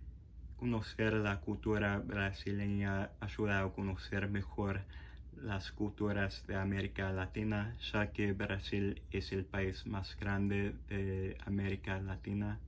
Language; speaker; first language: Spanish; non-native, fluent; English